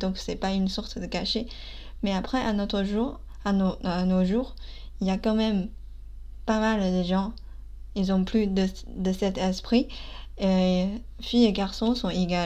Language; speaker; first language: French; non-native, fluent; Chinese